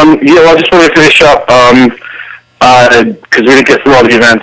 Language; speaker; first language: English; native; English